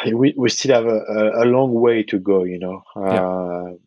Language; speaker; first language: English; non-native, fluent; French